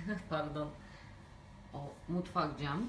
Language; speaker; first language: Turkish; non-native, learner; Russian